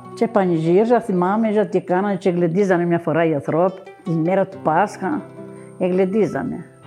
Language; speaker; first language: Greek; native; Greek